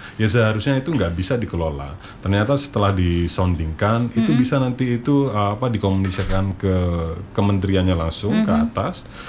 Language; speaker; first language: Indonesian; native; Indonesian